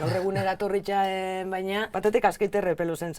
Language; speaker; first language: Basque; native; Basque